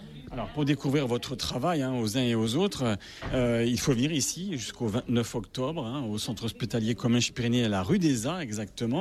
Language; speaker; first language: French; native; French